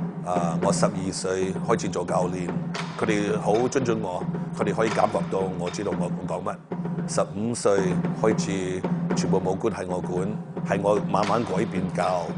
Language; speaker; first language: Cantonese; early bilingual, heritage; Cantonese